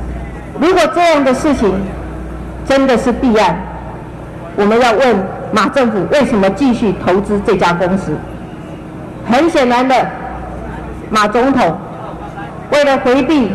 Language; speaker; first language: Chinese; native; Chinese